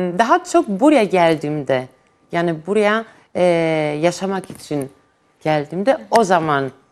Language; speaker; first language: Turkish; non-native, fluent; Greek